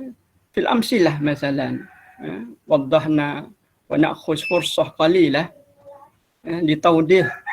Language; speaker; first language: Arabic; non-native, fluent; Malay